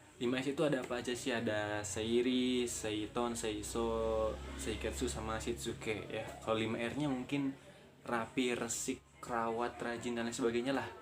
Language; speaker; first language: Indonesian; native; Indonesian